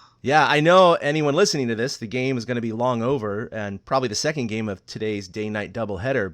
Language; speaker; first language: English; native; English